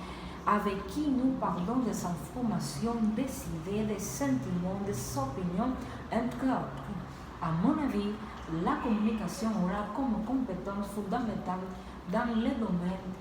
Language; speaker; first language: French; non-native, learner; Spanish